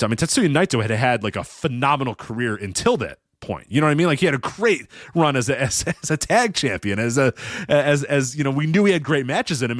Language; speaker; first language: English; native; English